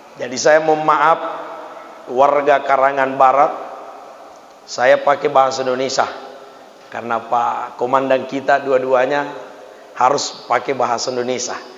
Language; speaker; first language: Malay; non-native, local second language; Buginese